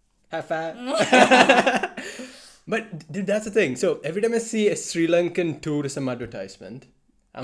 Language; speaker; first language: English; non-native, local second language; Malayalam